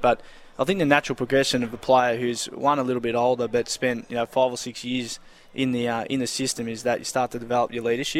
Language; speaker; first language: English; native; English